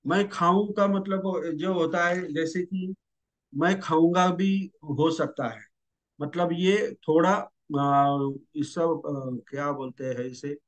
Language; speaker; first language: Hindi; non-native, local second language; Marathi